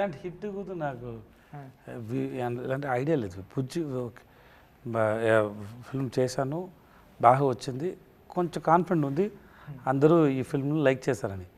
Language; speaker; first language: Telugu; non-native, learner; Tamil